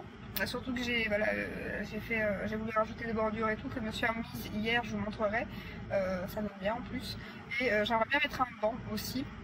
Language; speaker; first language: French; native; French